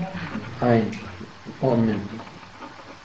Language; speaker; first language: German; non-native, fluent; Arabic